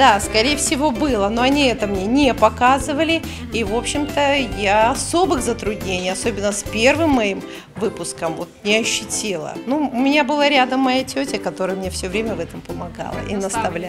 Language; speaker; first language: Russian; native; Russian